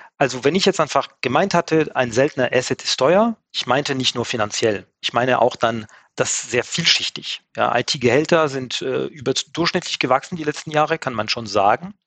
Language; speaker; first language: German; non-native, fluent; French